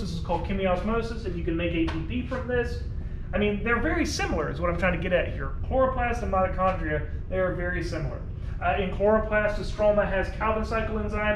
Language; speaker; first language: English; native; English